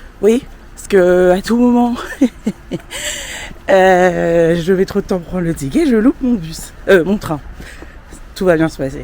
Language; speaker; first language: French; native; French